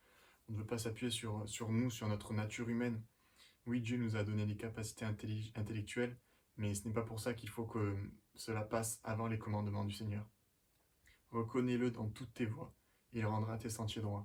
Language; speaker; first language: French; native; French